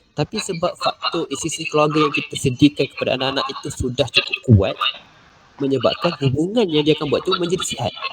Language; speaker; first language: Malay; native; Malay